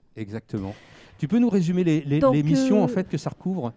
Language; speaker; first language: French; native; French